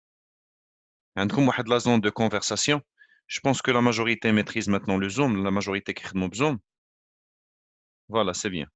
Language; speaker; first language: French; non-native, local second language; Arabic